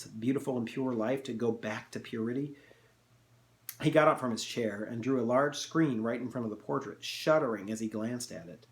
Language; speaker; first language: English; native; English